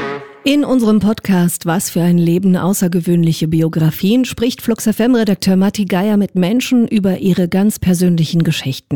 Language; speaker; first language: German; native; German